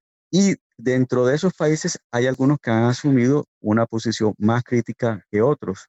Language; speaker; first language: Spanish; native; Spanish